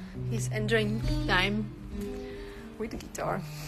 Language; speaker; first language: English; non-native, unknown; Slovak